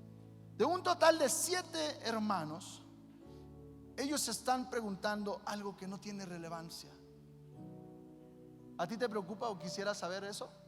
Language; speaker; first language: Spanish; native; Spanish